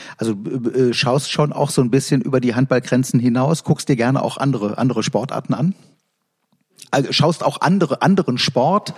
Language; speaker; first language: German; native; German